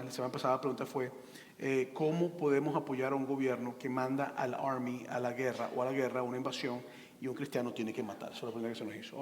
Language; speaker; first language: Spanish; native; Spanish